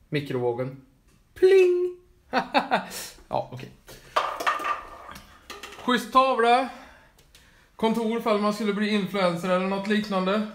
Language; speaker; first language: Swedish; native; Swedish